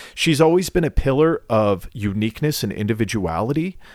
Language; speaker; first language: English; native; English